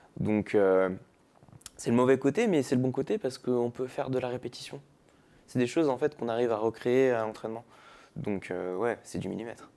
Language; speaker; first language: French; native; French